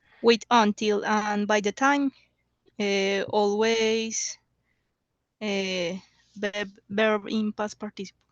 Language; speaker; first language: English; non-native, learner; Spanish